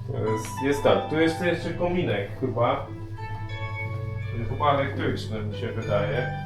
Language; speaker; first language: Polish; native; Polish